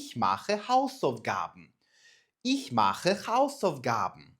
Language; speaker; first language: German; non-native, fluent; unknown